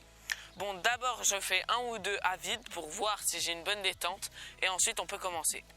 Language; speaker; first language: French; native; French